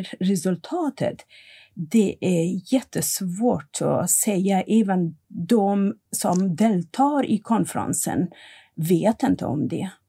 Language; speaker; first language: Swedish; non-native, fluent; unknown